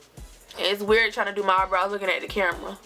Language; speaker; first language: English; native; English